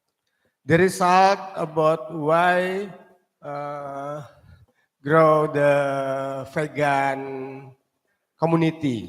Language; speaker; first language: English; non-native, learner; Indonesian